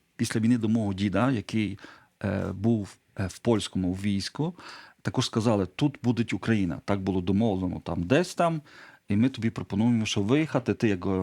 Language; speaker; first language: Ukrainian; non-native, local second language; Polish